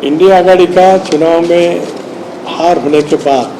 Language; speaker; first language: Hindi; non-native, local second language; Marathi